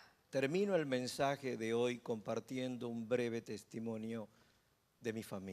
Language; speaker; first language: Spanish; native; Spanish